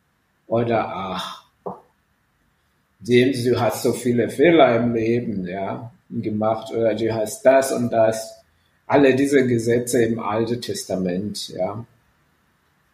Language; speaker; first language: German; non-native, fluent; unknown